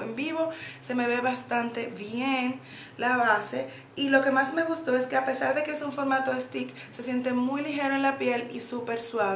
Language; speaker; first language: Spanish; native; Spanish